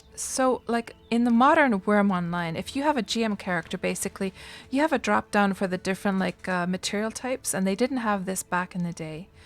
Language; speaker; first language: English; non-native, fluent; Finnish